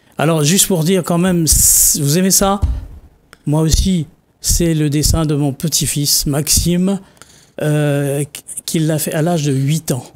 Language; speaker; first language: French; non-native, local second language; Réunion Creole French